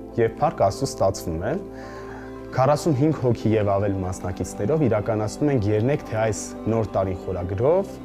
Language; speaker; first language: Armenian; native; Armenian